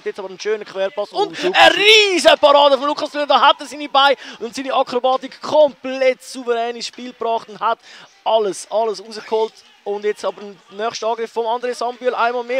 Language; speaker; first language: German; native; German